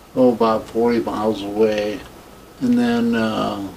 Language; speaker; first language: English; native; English